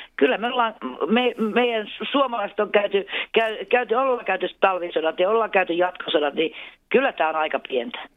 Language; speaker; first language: Finnish; non-native, local second language; Swedish